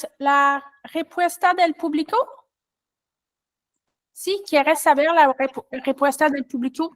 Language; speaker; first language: Spanish; non-native, learner; French